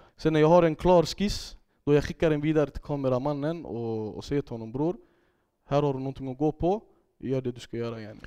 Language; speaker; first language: Swedish; early bilingual, other home language; Kurdish